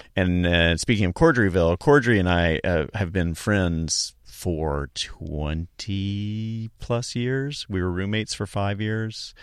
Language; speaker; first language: English; native; English